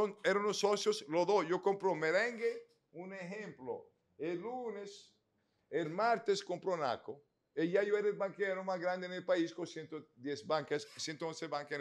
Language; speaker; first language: Spanish; native; Spanish